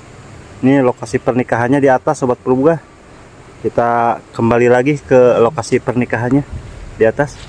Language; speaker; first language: Indonesian; non-native, local second language; Sundanese